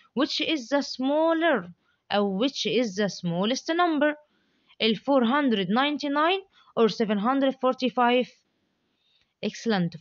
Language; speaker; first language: English; non-native, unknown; Arabic